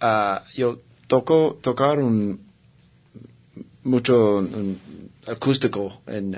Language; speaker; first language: Spanish; non-native, learner; English